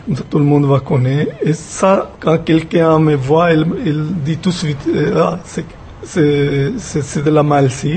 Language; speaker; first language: French; non-native, learner; Punjabi